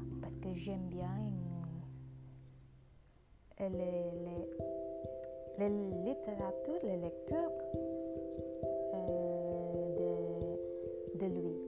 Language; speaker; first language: French; non-native, learner; Indonesian